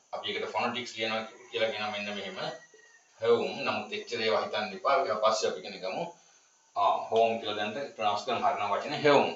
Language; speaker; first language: Sinhala; native; Sinhala